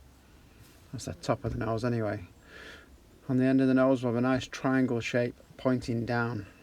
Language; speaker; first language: English; native; English